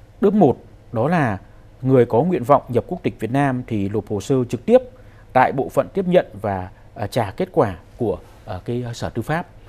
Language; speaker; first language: Vietnamese; native; Vietnamese